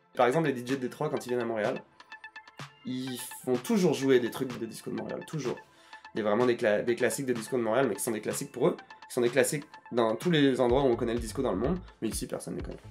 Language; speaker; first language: French; native; French